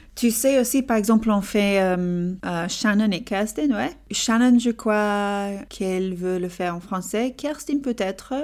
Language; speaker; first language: French; non-native, learner; English